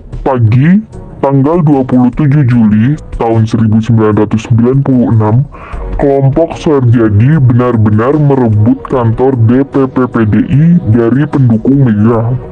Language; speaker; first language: Indonesian; native; Indonesian